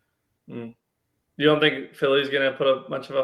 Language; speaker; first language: English; native; English